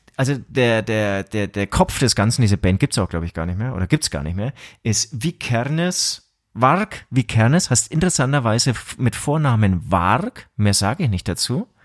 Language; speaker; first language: German; native; German